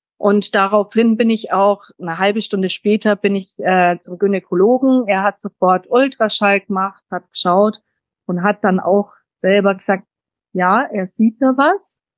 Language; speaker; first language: German; early bilingual, heritage; German